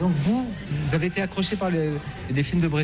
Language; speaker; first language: French; native; French